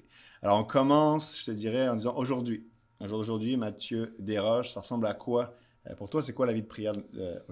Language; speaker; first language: French; native; French